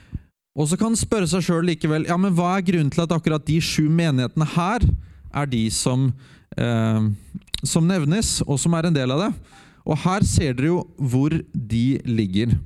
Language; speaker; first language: Norwegian; native; Norwegian